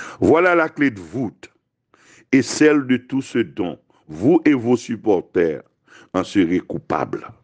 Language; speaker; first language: French; non-native, local second language; Haitian Creole